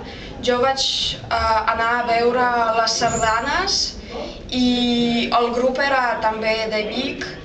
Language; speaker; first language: Catalan; non-native, fluent; Russian